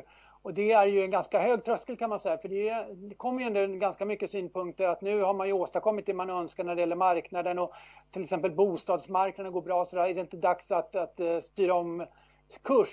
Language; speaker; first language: Swedish; native; Swedish